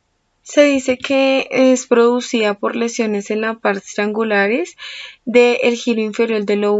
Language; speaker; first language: Spanish; native; Spanish